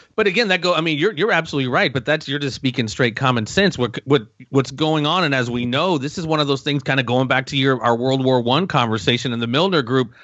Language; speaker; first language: English; native; English